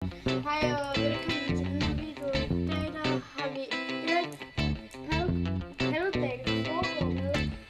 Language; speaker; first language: Danish; native; Danish